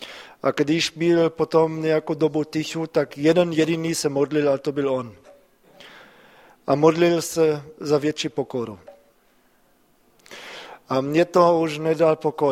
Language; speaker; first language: Czech; non-native, fluent; German